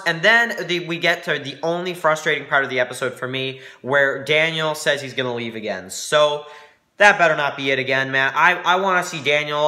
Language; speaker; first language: English; native; English